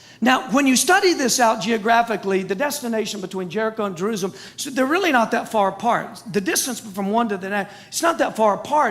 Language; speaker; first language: English; native; English